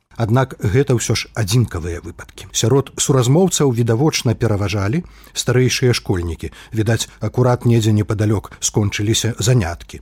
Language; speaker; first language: Belarusian; native; Belarusian